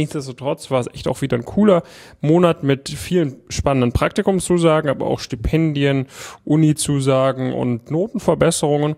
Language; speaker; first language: German; native; German